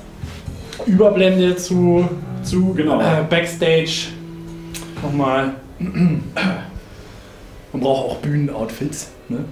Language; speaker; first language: German; native; German